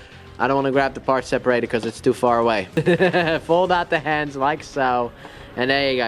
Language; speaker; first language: English; native; English